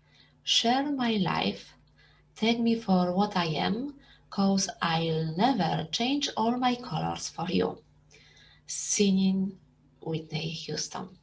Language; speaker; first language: English; non-native, fluent; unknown